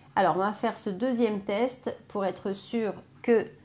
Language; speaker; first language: French; native; French